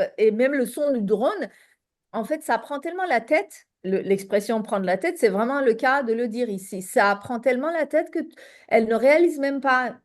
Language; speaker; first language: French; non-native, fluent; Persian